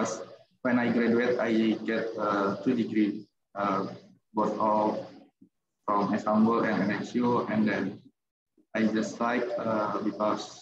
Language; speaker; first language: English; non-native, learner; Indonesian